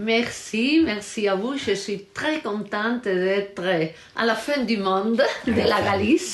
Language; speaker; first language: French; non-native, learner; Galician